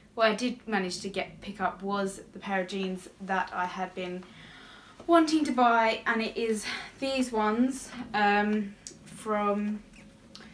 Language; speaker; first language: English; native; English